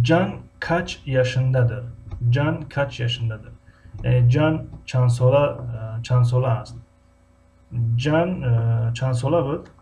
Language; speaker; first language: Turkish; non-native, fluent; Tajik